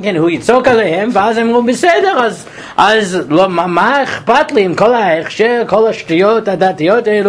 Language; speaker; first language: Hebrew; non-native, fluent; English